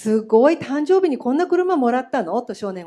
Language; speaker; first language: Japanese; native; Japanese